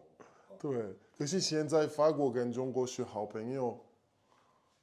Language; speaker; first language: Chinese; non-native, learner; French